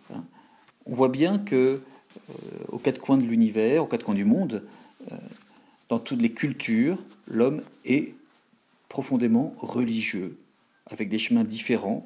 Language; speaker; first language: French; native; French